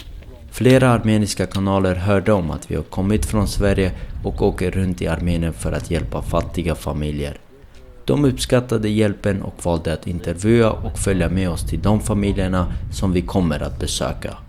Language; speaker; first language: Swedish; early bilingual, other home language; Armenian